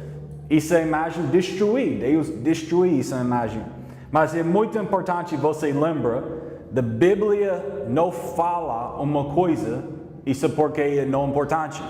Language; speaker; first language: Portuguese; non-native, learner; English